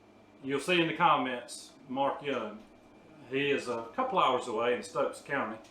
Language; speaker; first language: English; native; English